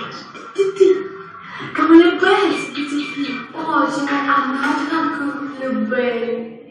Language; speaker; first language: French; non-native, learner; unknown